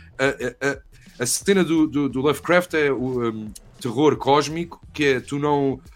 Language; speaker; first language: Portuguese; native; Portuguese